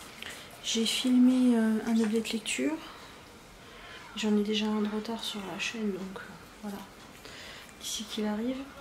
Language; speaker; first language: French; native; French